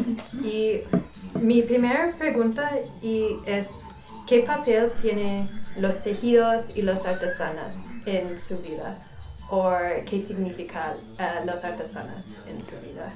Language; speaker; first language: Spanish; non-native, learner; English